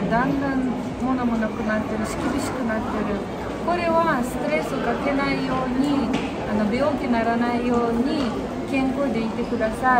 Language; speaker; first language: Japanese; non-native, fluent; Romanian